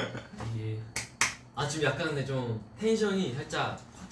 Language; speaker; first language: Korean; early bilingual, heritage; Korean